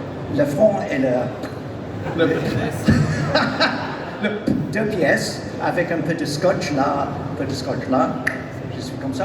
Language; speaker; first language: French; non-native, learner; English